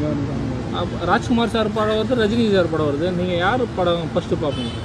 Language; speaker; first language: Tamil; native; Tamil